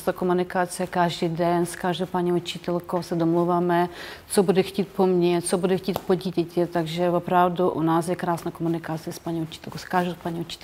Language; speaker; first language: Czech; non-native, fluent; Ukrainian